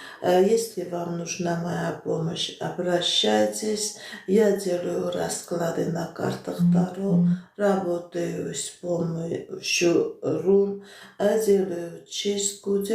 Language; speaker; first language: Russian; non-native, local second language; Armenian